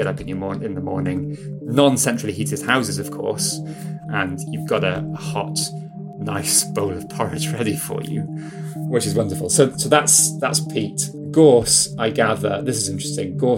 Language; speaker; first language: English; non-native, local second language; Welsh